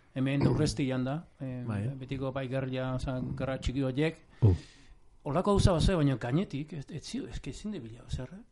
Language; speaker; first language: Basque; native; Basque